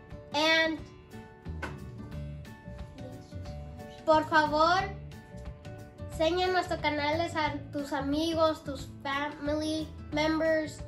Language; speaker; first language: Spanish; early bilingual, heritage; Spanish